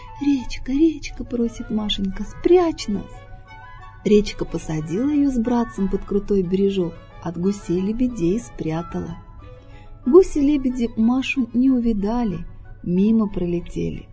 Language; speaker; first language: Russian; native; Russian